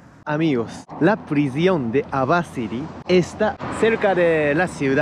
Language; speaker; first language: Spanish; non-native, fluent; Japanese